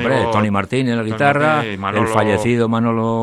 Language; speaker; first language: Spanish; native; Spanish